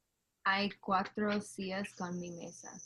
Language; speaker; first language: Spanish; non-native, learner; English